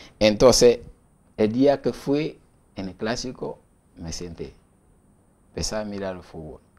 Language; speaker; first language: Spanish; non-native, learner; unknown